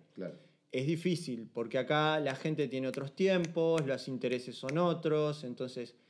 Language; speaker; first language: Spanish; native; Spanish